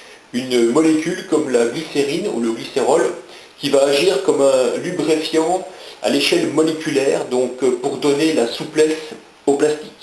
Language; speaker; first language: French; native; French